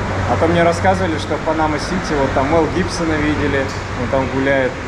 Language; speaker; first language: Russian; native; Russian